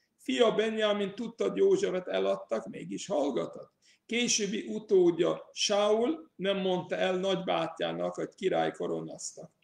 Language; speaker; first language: Hungarian; early bilingual, heritage; English